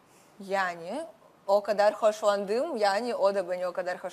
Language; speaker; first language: Turkish; non-native, learner; Russian